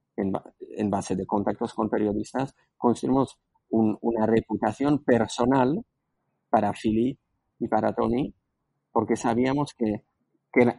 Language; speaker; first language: Spanish; non-native, fluent; Slovak